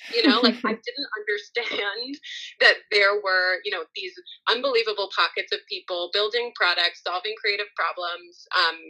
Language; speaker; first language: English; native; English